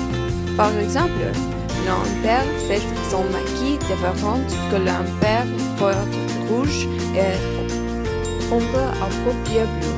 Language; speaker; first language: French; non-native, learner; English